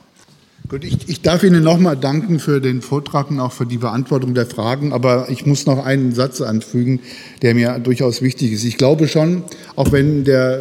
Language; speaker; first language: German; native; German